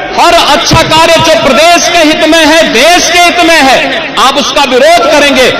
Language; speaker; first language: Hindi; native; Hindi